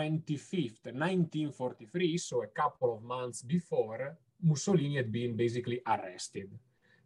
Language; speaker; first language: English; non-native, fluent; Italian